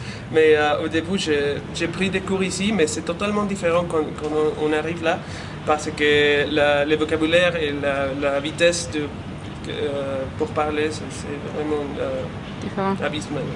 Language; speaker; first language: French; non-native, fluent; Spanish